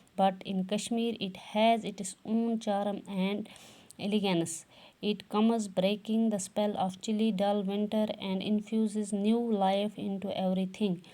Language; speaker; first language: English; non-native, local second language; Kashmiri